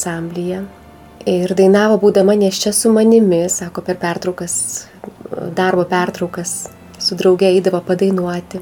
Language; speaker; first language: Lithuanian; native; Lithuanian